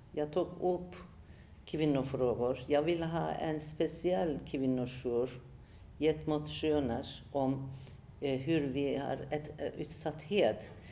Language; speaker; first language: Swedish; non-native, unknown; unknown